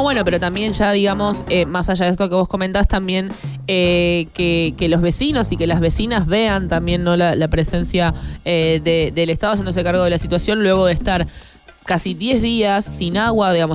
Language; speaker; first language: Spanish; native; Spanish